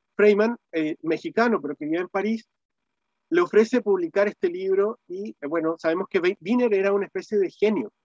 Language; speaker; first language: Spanish; native; Spanish